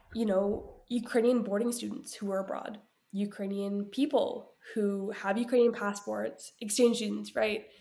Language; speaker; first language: English; early bilingual, other home language; Ukrainian